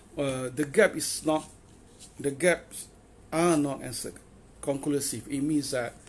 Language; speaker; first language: English; non-native, local second language; Malay